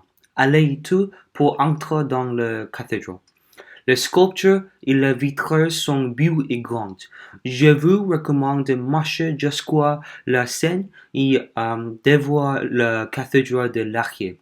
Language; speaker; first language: French; non-native, learner; Korean